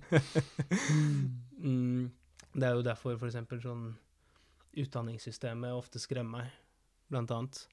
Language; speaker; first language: Norwegian; early bilingual, other home language; Spanish